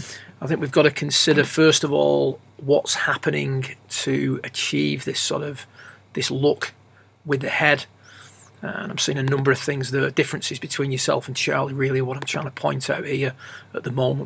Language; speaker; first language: English; native; English